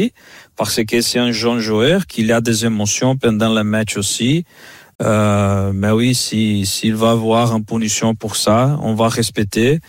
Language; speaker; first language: French; non-native, fluent; Portuguese